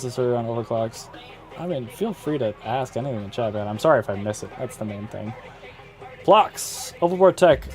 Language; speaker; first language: English; native; English